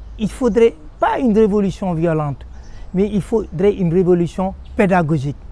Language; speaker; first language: French; non-native, local second language; Wolof